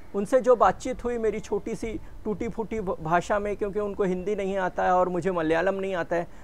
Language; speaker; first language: Hindi; non-native, local second language; Marathi